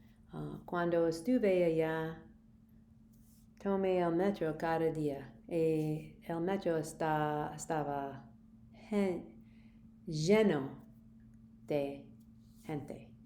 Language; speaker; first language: Spanish; non-native, learner; English